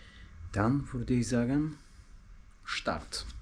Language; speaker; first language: German; non-native, learner; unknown